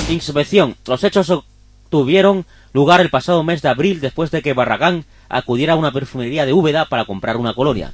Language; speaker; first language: Spanish; native; Spanish